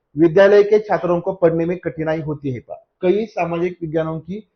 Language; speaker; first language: Hindi; non-native, local second language; Marathi